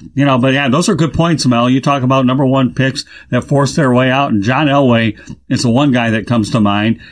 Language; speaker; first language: English; native; English